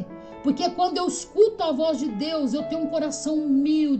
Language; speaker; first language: Portuguese; native; Portuguese